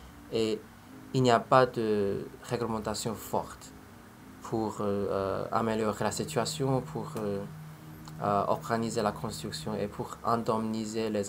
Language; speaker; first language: French; non-native, learner; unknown